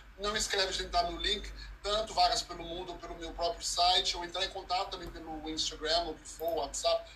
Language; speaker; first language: Portuguese; early bilingual, heritage; Portuguese